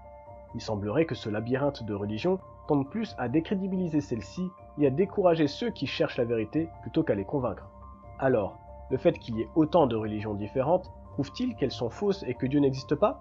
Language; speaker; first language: French; native; French